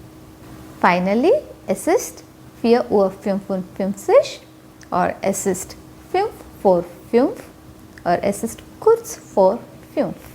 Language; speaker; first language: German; non-native, fluent; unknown